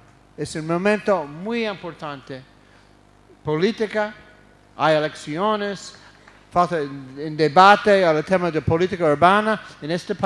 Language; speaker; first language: Spanish; non-native, fluent; English